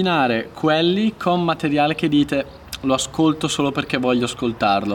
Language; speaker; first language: Italian; native; Italian